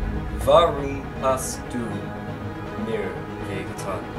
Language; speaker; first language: German; non-native, learner; English